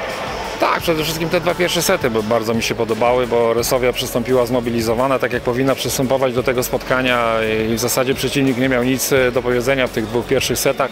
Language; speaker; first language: Polish; native; Polish